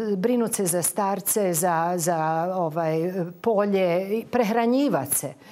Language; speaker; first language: Croatian; native; Croatian